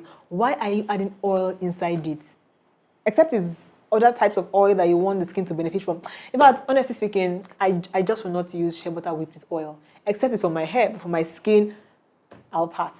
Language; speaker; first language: English; non-native, local second language; Igbo